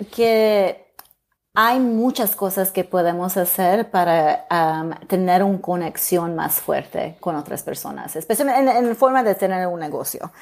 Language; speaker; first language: Spanish; early bilingual, heritage; Spanish